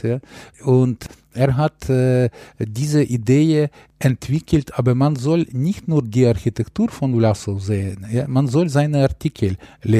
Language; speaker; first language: German; non-native, fluent; Ukrainian